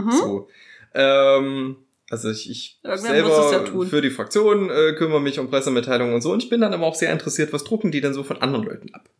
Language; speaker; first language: German; native; German